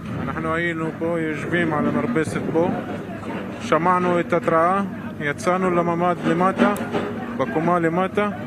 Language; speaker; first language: Hebrew; non-native, local second language; Arabic